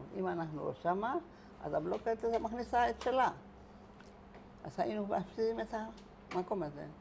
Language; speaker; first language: Hebrew; non-native, fluent; Hungarian